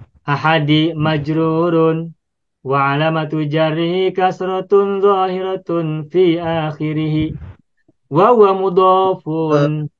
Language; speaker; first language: Arabic; non-native, fluent; Indonesian